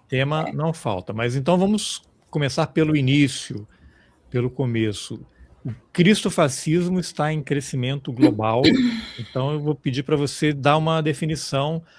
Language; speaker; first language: Portuguese; native; Portuguese